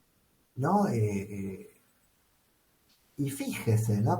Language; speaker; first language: Spanish; native; Spanish